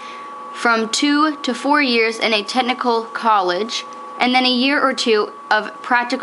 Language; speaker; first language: English; native; English